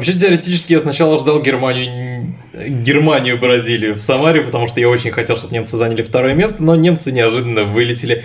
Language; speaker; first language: Russian; native; Russian